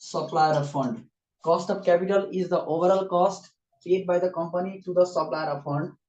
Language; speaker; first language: English; non-native, local second language; Nepali